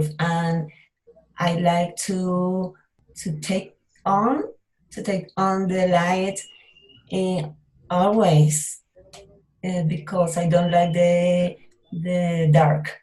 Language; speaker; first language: English; non-native, learner; Spanish